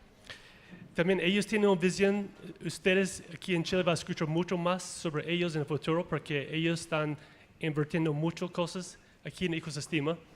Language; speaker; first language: Spanish; non-native, fluent; English